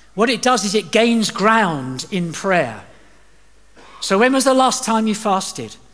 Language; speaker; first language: English; native; English